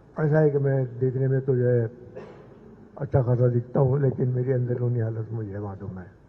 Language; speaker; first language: Urdu; native; Urdu